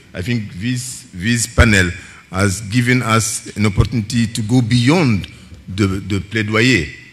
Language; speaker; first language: English; non-native, fluent; Bambara